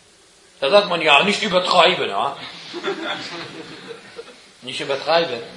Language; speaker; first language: German; non-native, fluent; Arabic